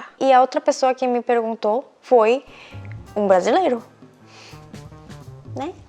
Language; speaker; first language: Portuguese; non-native, fluent; Korean